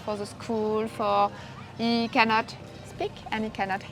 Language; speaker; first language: English; non-native, learner; French